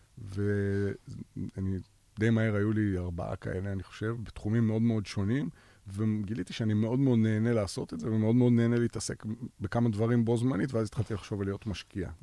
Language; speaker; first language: Hebrew; native; Hebrew